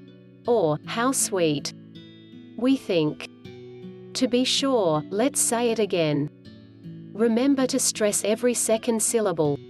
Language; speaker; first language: English; native; English